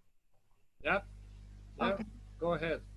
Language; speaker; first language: English; non-native, fluent; Ukrainian